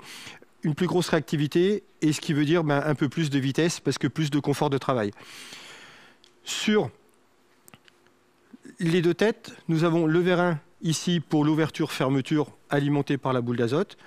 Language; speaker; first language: French; native; French